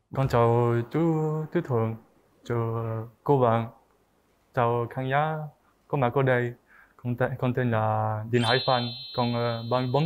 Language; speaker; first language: Vietnamese; early bilingual, heritage; Vietnamese